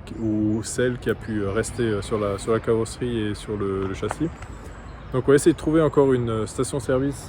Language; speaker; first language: French; native; French